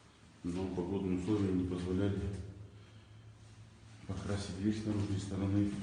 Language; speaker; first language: Russian; native; Russian